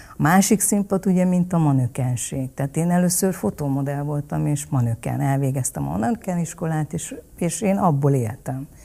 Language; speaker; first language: Hungarian; early bilingual, other home language; Vietnamese